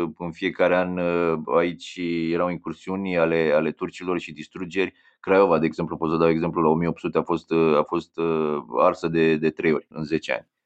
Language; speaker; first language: Romanian; native; Romanian